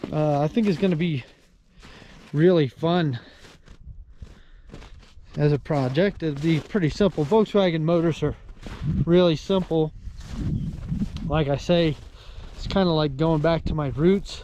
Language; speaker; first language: English; native; English